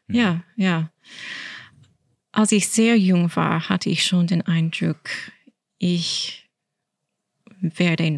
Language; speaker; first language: German; non-native, fluent; English